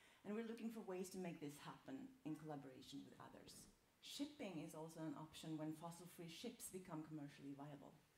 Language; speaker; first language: English; non-native, fluent; Swedish